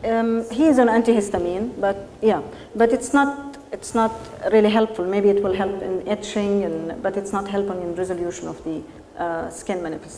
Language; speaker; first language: English; non-native, fluent; Arabic